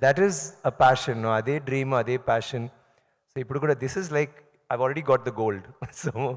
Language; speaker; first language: English; non-native, local second language; Tamil